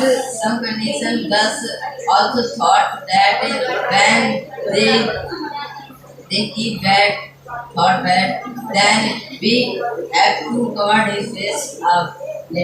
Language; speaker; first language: English; non-native, learner; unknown